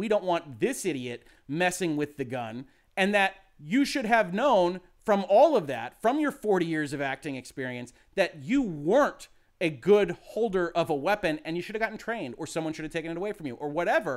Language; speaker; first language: English; native; English